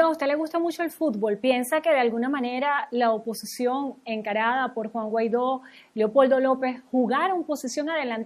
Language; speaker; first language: Spanish; native; Spanish